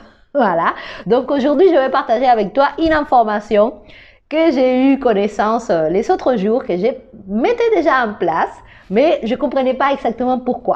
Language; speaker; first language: French; non-native, fluent; Spanish